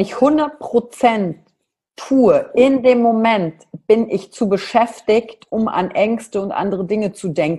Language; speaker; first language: German; native; German